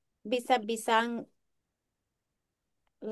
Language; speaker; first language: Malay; non-native, learner; German